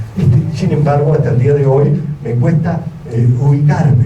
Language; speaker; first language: Spanish; native; Spanish